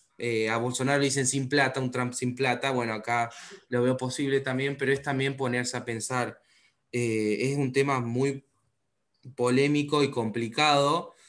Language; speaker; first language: Spanish; native; Spanish